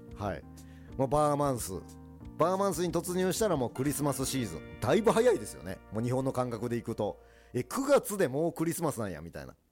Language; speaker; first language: Japanese; early bilingual, other home language; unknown